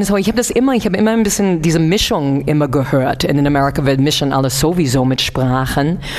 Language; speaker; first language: German; non-native, fluent; English